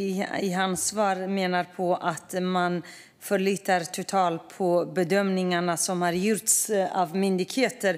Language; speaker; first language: Swedish; non-native, fluent; Kurdish